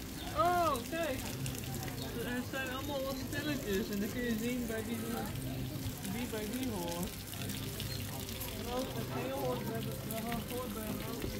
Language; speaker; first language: Dutch; native; Dutch